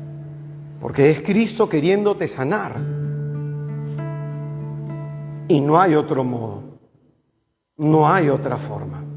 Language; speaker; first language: Spanish; native; Spanish